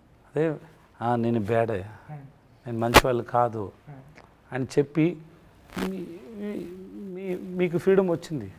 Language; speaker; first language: Telugu; non-native, learner; Tamil